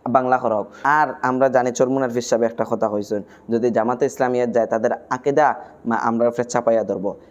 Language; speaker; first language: Bangla; non-native, local second language; Sylheti